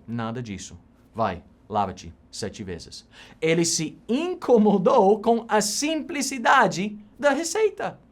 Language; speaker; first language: Portuguese; non-native, fluent; English